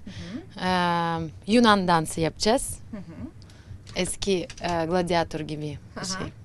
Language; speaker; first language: Turkish; non-native, learner; Russian